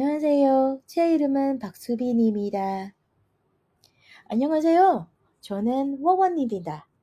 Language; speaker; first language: Korean; non-native, fluent; Indonesian